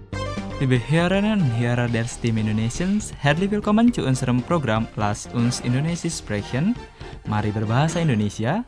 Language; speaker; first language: German; non-native, fluent; Indonesian